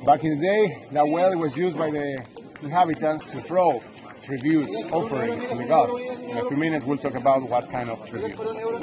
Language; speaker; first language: English; non-native, fluent; Spanish